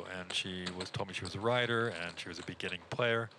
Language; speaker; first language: English; native; English